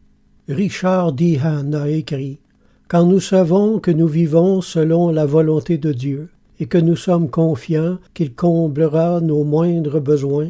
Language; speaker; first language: French; native; French